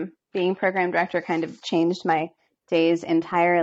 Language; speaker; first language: English; native; English